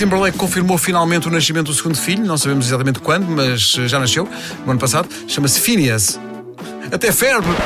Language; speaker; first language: Portuguese; native; Portuguese